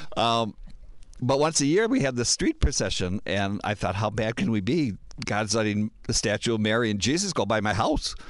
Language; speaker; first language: English; native; English